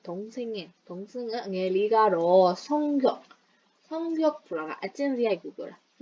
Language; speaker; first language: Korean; non-native, fluent; Burmese